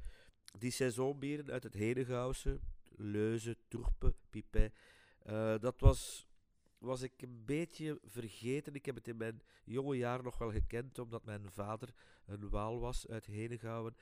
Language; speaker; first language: Dutch; native; Dutch